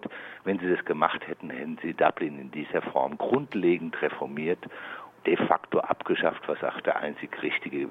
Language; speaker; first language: German; native; German